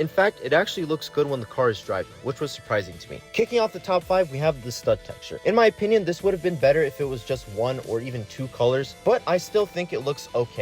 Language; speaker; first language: English; native; English